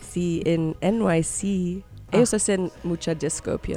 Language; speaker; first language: Spanish; non-native, learner; English